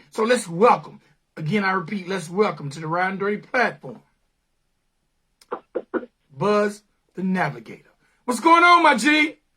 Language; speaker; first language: English; native; English